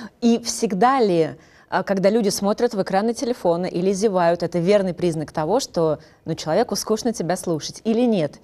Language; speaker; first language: Russian; native; Russian